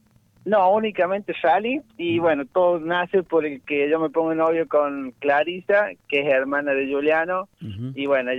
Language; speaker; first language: Spanish; native; Spanish